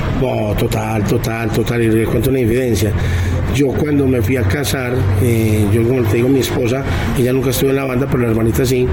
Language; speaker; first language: Spanish; native; Spanish